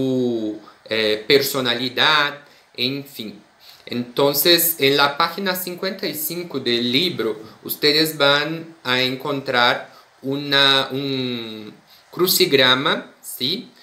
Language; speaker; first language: Spanish; non-native, fluent; Portuguese